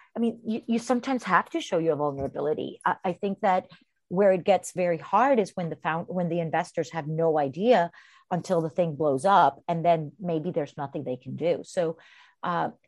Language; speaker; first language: English; early bilingual, heritage; Spanish